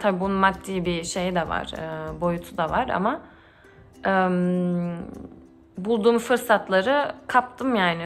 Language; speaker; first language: Turkish; early bilingual, heritage; Turkish